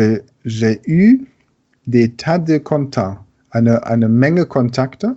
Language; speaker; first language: French; non-native, learner; German